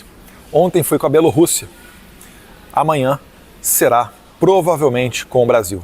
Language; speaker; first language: Portuguese; native; Portuguese